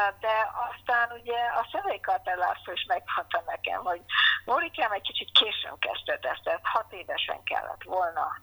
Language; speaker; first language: Hungarian; early bilingual, heritage; Hungarian